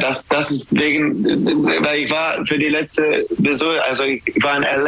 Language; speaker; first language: German; non-native, fluent; English